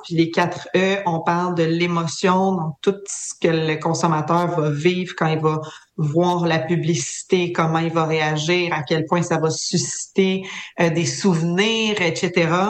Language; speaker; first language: French; native; French